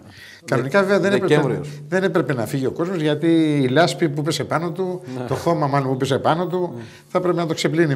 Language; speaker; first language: Greek; native; Greek